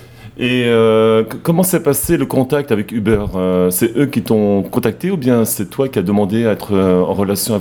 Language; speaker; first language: French; native; French